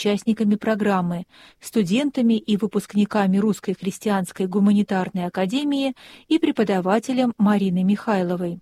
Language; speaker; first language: Russian; native; Russian